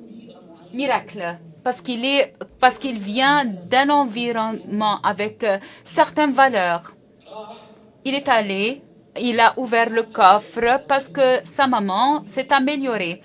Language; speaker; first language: French; non-native, local second language; Arabic